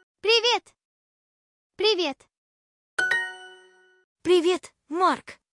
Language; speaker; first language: Russian; non-native, learner; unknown